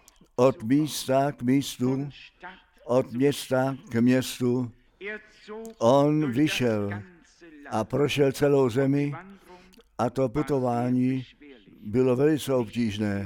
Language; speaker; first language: Czech; non-native, fluent; German